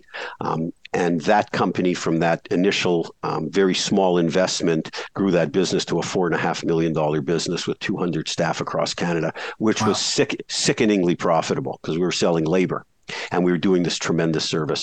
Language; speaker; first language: English; native; English